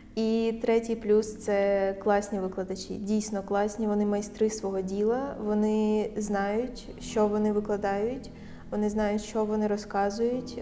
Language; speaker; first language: Ukrainian; native; Ukrainian